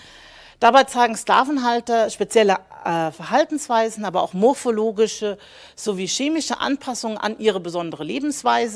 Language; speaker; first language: German; native; German